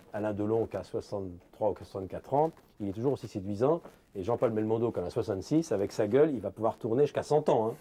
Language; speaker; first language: French; native; French